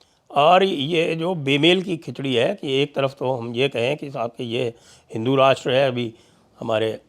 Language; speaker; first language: Hindi; native; Hindi